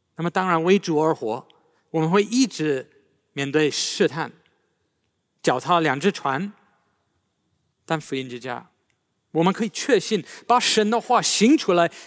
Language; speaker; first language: Chinese; non-native, fluent; English